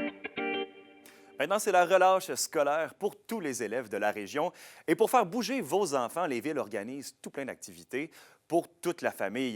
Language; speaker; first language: French; native; French